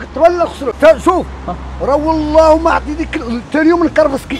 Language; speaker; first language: Arabic; native; Arabic